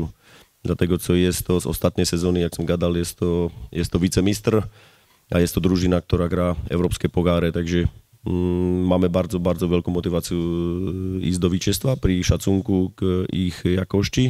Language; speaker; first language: Polish; non-native, learner; Slovak